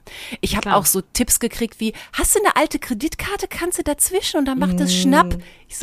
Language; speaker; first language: German; native; German